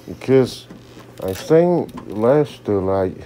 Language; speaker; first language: English; non-native, learner; Khmer